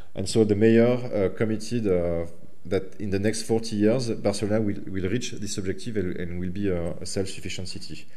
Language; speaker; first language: English; non-native, fluent; French